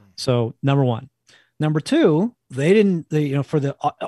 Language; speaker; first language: English; native; English